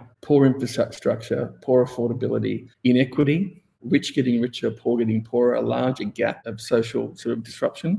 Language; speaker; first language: English; native; English